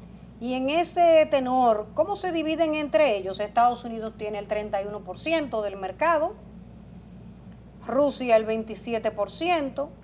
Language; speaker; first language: Spanish; native; Spanish